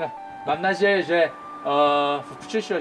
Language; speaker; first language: Polish; non-native, learner; Korean